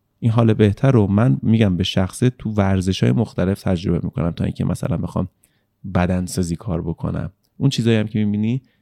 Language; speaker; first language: Persian; native; Persian